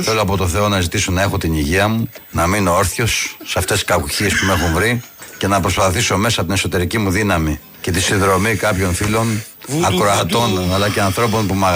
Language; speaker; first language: Greek; native; Greek